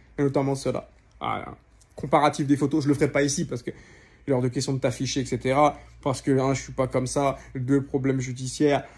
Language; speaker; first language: French; native; French